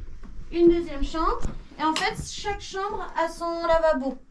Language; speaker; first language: French; native; French